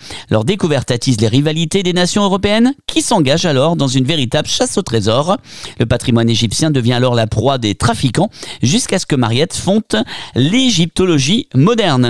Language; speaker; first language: French; native; French